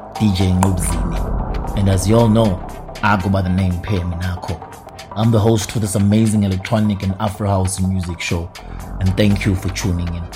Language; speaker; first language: English; non-native, local second language; Zulu